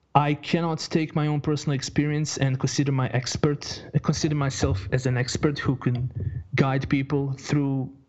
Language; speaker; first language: English; non-native, fluent; Croatian